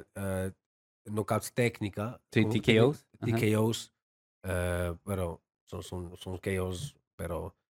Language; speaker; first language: Spanish; non-native, fluent; Dutch